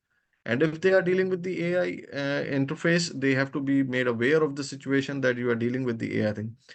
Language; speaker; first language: English; non-native, local second language; Urdu